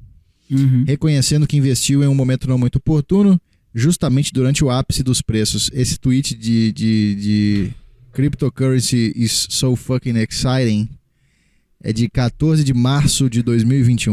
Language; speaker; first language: Portuguese; native; Portuguese